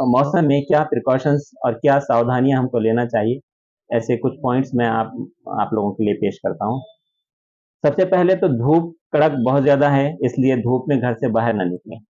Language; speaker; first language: Hindi; non-native, local second language; Urdu